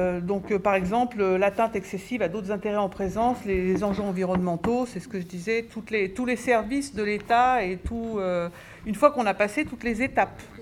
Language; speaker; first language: French; native; French